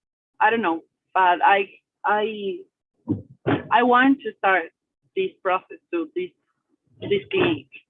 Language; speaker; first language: English; non-native, learner; Spanish